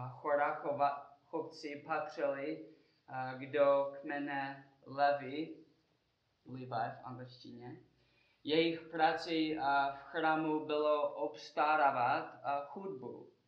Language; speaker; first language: Czech; non-native, learner; English